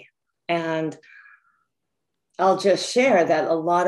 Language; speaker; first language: English; native; English